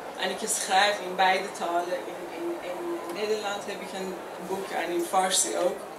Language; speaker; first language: Dutch; non-native, fluent; Persian